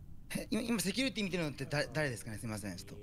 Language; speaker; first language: Japanese; native; Japanese